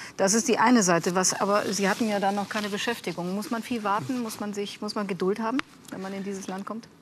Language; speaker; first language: German; native; German